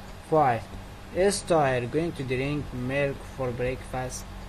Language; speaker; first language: English; non-native, fluent; Persian